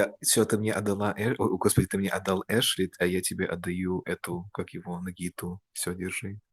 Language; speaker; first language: Russian; early bilingual, heritage; Russian